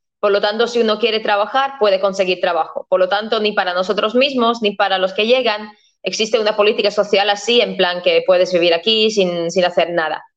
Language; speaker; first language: Spanish; non-native, fluent; Latvian